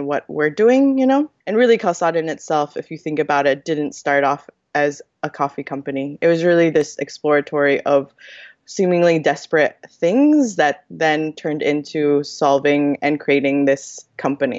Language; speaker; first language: English; native; English